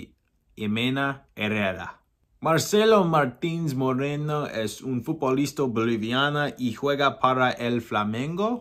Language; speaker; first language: Spanish; non-native, learner; English